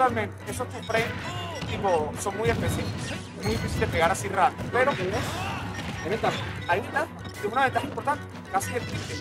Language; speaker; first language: Spanish; native; Spanish